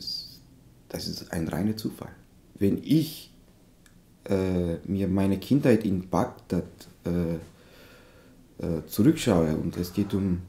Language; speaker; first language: German; non-native, fluent; Turkish